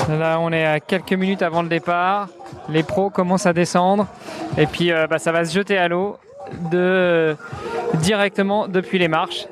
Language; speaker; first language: French; native; French